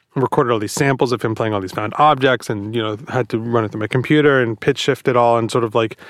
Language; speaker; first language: English; native; English